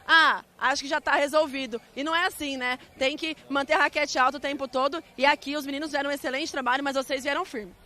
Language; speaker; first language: Portuguese; native; Portuguese